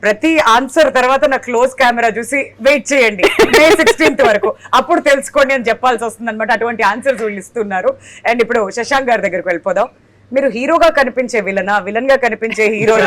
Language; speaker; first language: Telugu; native; Telugu